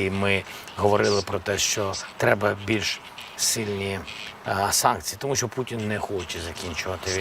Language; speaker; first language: Ukrainian; non-native, local second language; Russian